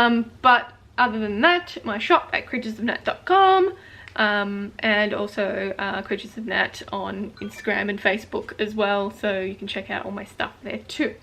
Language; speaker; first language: English; native; English